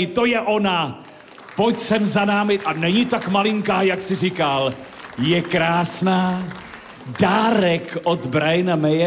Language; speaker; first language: Czech; native; Czech